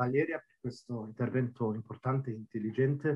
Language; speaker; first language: Italian; non-native, fluent; German